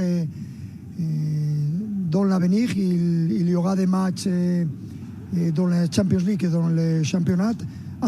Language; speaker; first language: French; non-native, fluent; Spanish